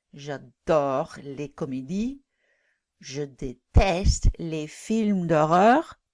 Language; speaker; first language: French; non-native, fluent; English